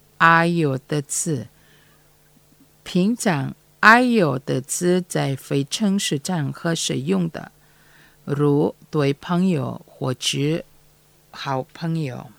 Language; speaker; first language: Chinese; non-native, fluent; Indonesian